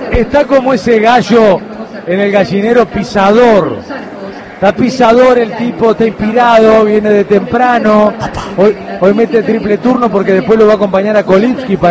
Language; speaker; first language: Spanish; native; Spanish